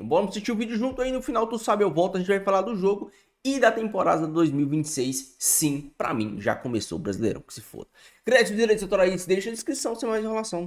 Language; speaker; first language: Portuguese; native; Portuguese